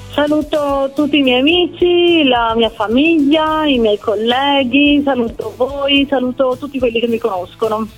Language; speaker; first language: Italian; native; Italian